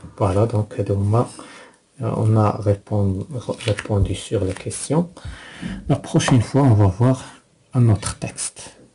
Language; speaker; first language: French; non-native, local second language; Arabic